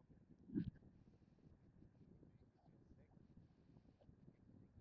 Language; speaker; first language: English; non-native, learner; Spanish